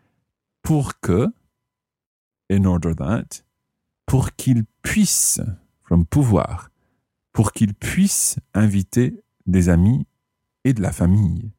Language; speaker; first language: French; non-native, fluent; English